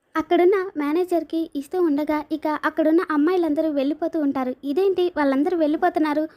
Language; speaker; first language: Telugu; native; Telugu